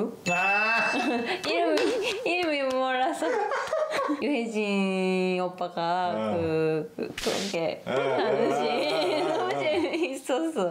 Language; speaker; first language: Korean; non-native, learner; Japanese